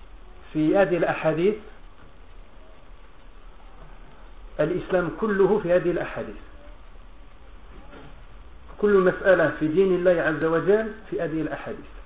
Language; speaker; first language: Arabic; non-native, fluent; French